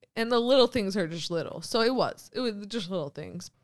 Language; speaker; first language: English; native; English